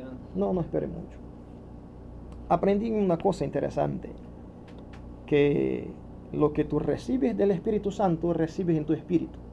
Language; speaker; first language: Spanish; non-native, learner; Portuguese